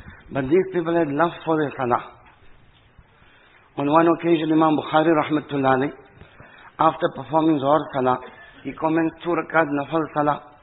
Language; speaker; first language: English; native; English